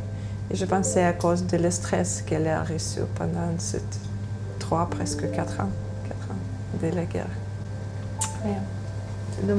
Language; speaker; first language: French; non-native, learner; Ukrainian